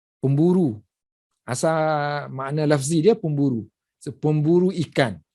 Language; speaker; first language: Malay; native; Malay